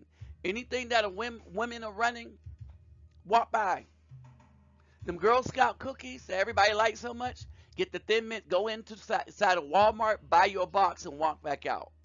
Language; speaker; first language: English; native; English